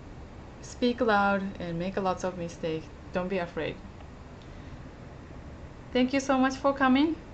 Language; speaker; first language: English; non-native, fluent; Japanese